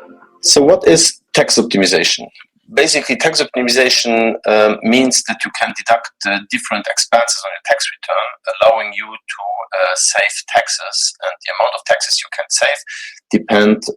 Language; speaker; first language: English; non-native, fluent; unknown